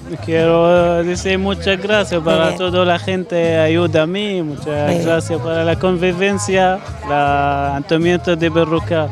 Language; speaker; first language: Spanish; non-native, learner; Arabic